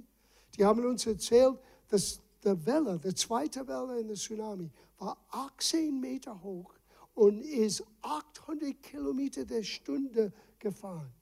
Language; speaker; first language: German; non-native, fluent; English